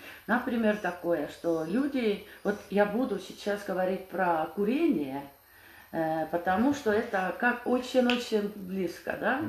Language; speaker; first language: Russian; non-native, fluent; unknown